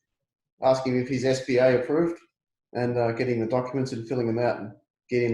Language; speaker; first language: English; native; English